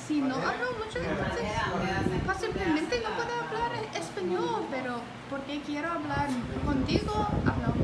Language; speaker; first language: Spanish; non-native, learner; English